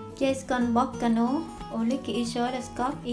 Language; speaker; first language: Norwegian; non-native, learner; Vietnamese